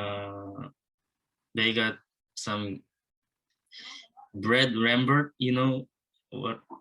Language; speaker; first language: English; non-native, learner; Japanese